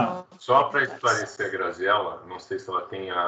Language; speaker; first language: Portuguese; native; Portuguese